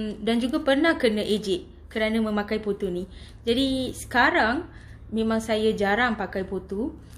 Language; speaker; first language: Malay; non-native, local second language; Tamil